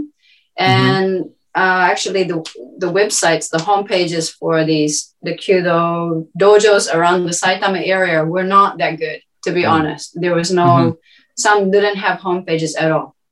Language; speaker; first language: English; native; English